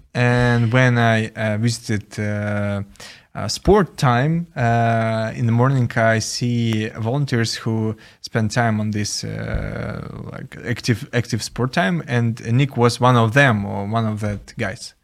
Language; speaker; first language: English; non-native, fluent; Ukrainian